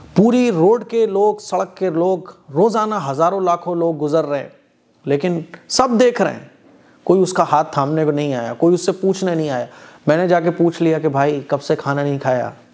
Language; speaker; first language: Hindi; native; Hindi